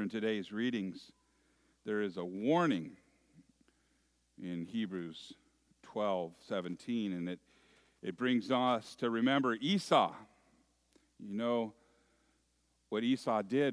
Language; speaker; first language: English; native; English